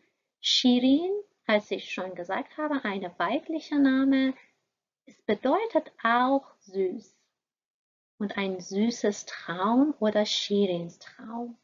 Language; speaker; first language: German; non-native, fluent; Persian